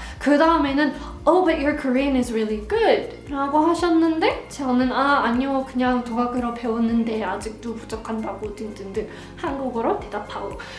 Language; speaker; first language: Korean; non-native, fluent; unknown